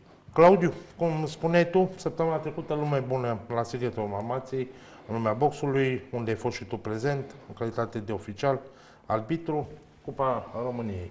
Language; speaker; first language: Romanian; native; Romanian